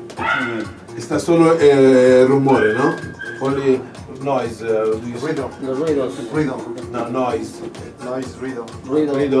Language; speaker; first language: Spanish; non-native, learner; Italian